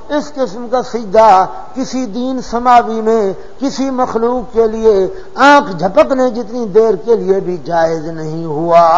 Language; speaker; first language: Urdu; non-native, local second language; Punjabi